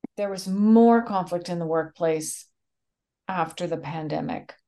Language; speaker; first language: English; native; English